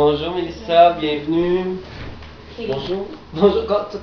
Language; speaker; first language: French; native; French